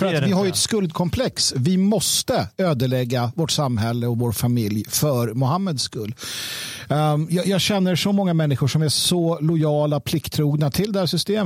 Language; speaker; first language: Swedish; native; Swedish